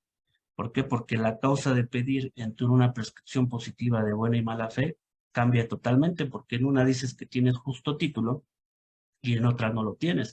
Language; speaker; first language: Spanish; native; Spanish